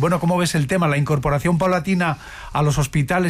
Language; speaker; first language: Spanish; native; Spanish